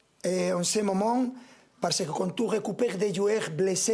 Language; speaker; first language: French; non-native, fluent; Spanish